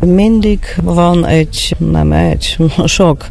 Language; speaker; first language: Hungarian; non-native, learner; Polish